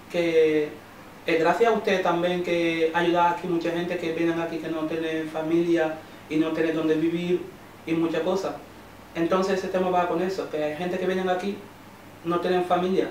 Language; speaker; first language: Spanish; non-native, learner; Wolof